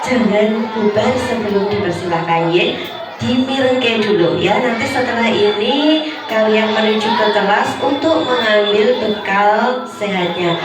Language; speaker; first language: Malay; non-native, local second language; Javanese